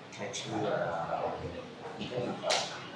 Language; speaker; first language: Chinese; non-native, learner; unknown